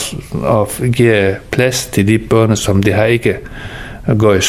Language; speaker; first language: Danish; early bilingual, other home language; Persian